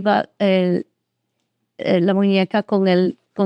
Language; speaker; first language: Spanish; early bilingual, heritage; Spanish